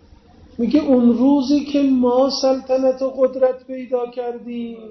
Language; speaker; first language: Persian; native; Persian